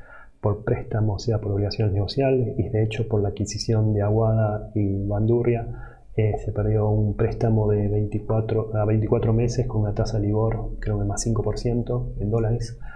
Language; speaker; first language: Spanish; native; Spanish